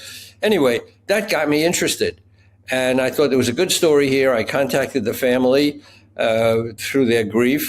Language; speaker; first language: English; native; English